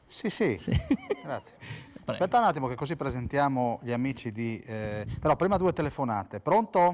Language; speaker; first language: Italian; native; Italian